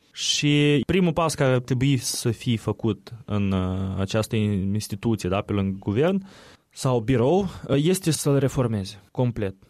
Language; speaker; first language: Romanian; native; Romanian